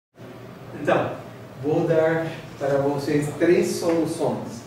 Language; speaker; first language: Portuguese; non-native, fluent; English